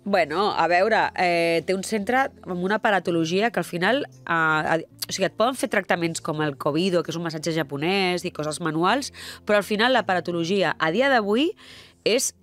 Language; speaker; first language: Catalan; non-native, local second language; Spanish